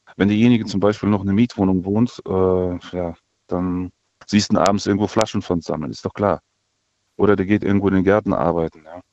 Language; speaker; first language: German; non-native, fluent; Russian